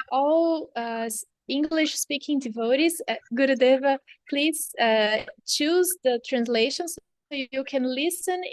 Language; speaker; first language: English; non-native, fluent; Portuguese